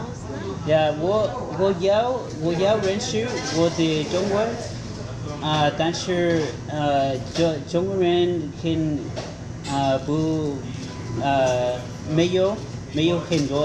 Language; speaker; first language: Chinese; non-native, learner; Spanish